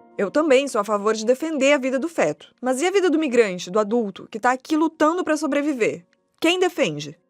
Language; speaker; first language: Portuguese; native; Portuguese